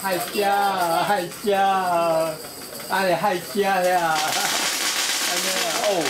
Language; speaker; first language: Chinese; native; Chinese